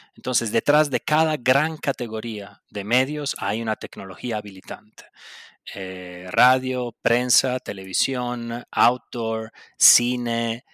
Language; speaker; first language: Spanish; non-native, local second language; Italian